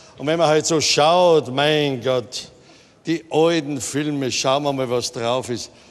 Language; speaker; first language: German; native; German